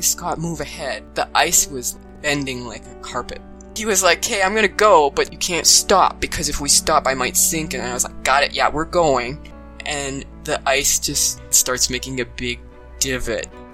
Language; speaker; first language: English; native; English